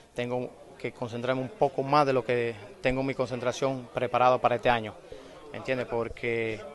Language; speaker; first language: Spanish; native; Spanish